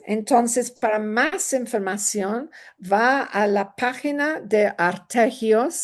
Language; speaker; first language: Spanish; non-native, learner; English